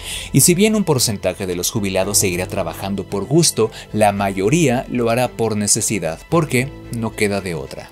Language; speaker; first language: Spanish; native; Spanish